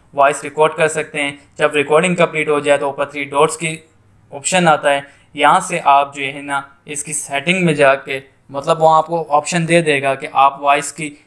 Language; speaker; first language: Hindi; native; Hindi